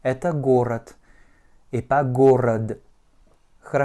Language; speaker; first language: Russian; non-native, fluent; French